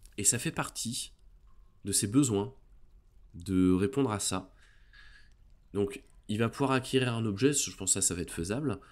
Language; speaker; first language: French; native; French